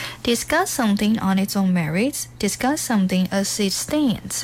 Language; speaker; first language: English; non-native, fluent; Chinese